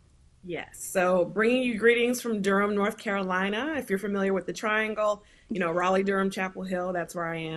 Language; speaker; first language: English; native; English